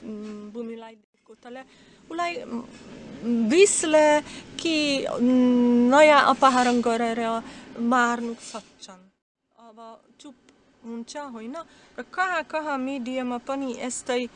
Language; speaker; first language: Nepali; non-native, learner; Slovak